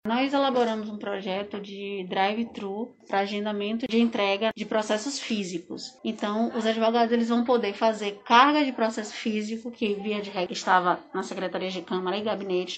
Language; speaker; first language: Portuguese; native; Portuguese